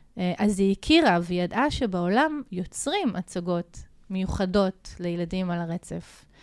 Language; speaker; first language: Hebrew; native; Hebrew